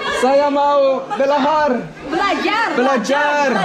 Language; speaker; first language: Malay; non-native, learner; English